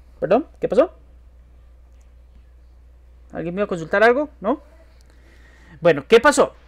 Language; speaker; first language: Spanish; native; Spanish